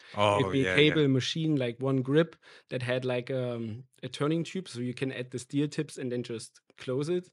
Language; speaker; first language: English; non-native, fluent; German